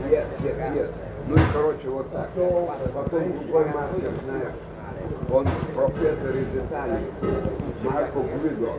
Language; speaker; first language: Russian; non-native, fluent; Lithuanian